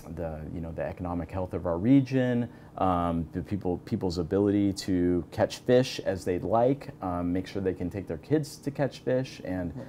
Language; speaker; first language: English; native; English